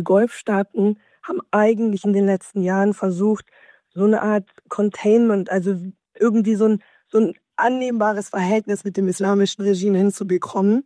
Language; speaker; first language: German; native; German